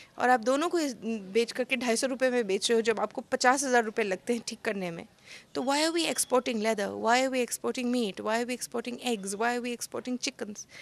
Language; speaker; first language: Hindi; native; Hindi